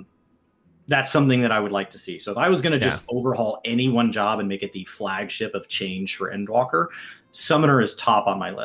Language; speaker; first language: English; native; English